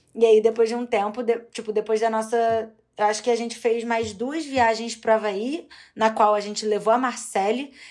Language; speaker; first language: Portuguese; native; Portuguese